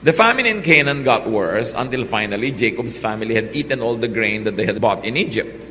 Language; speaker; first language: English; non-native, local second language; Filipino